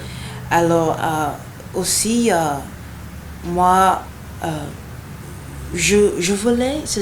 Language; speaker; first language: French; non-native, learner; Yoruba